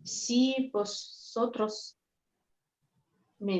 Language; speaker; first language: Spanish; non-native, learner; Russian